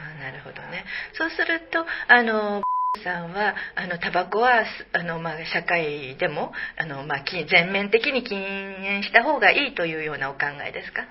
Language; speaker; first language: Japanese; native; Japanese